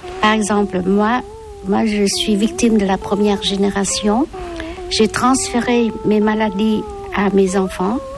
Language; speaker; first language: French; non-native, local second language; Vietnamese